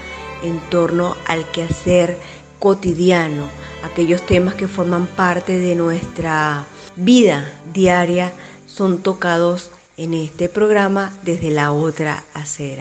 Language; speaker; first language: Spanish; native; Spanish